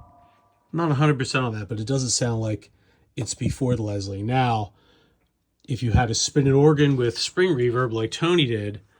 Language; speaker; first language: English; native; English